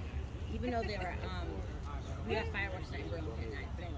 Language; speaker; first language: English; native; English